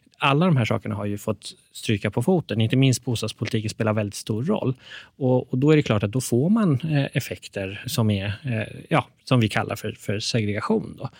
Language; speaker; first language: Swedish; early bilingual, other home language; Persian